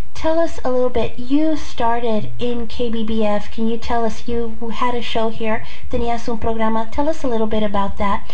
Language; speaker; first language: English; early bilingual, other home language; Spanish